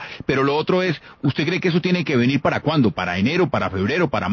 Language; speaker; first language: Spanish; native; Spanish